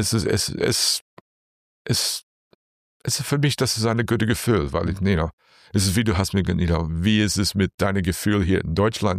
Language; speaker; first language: German; non-native, learner; English